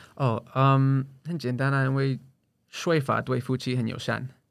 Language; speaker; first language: Chinese; non-native, fluent; English